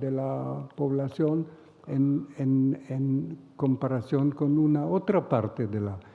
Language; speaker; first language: Spanish; non-native, fluent; Hebrew